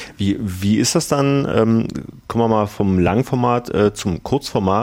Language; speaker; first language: German; native; German